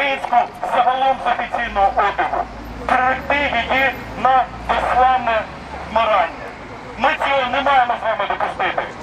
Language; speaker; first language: Ukrainian; native; Ukrainian